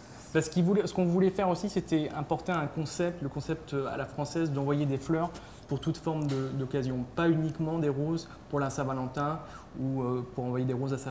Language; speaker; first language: French; native; French